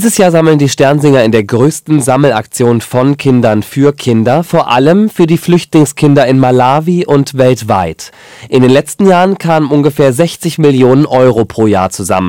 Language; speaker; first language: German; native; German